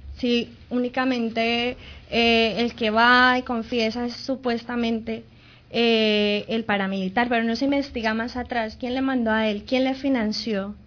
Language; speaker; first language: Spanish; native; Spanish